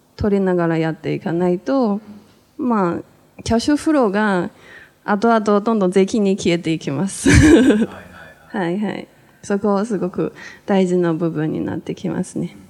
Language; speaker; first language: Japanese; native; Japanese